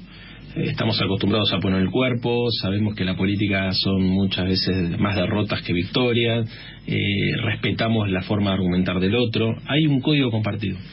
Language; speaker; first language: Spanish; native; Spanish